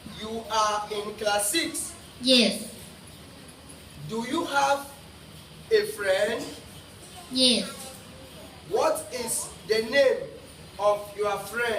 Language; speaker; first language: English; non-native, learner; Thai